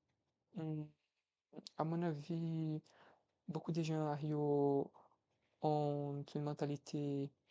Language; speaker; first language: French; non-native, fluent; Portuguese